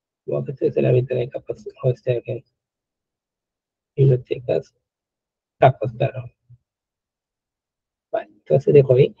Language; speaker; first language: Spanish; native; Spanish